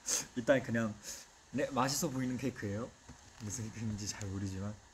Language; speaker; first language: Korean; non-native, fluent; Chinese